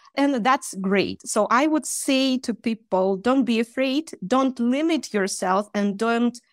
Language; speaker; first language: English; non-native, fluent; Russian